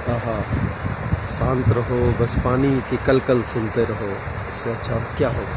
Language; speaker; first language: Hindi; native; Hindi